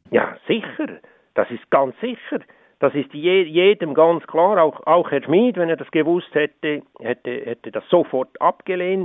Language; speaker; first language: German; native; German